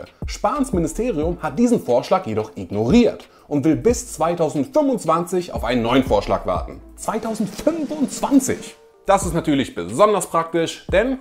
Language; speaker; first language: German; native; German